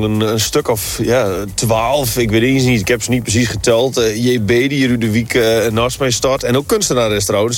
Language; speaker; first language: Dutch; native; Dutch